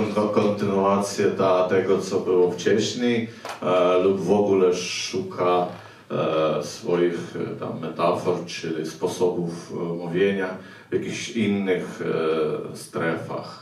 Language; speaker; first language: Polish; non-native, fluent; Ukrainian